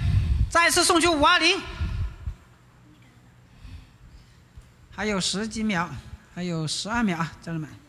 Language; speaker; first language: Chinese; native; Chinese